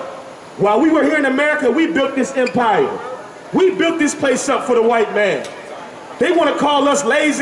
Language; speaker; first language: English; native; English